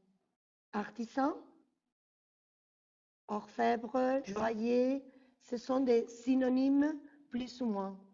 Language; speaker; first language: French; non-native, fluent; Spanish